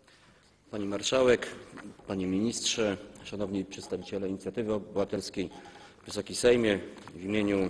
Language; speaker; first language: Polish; native; Polish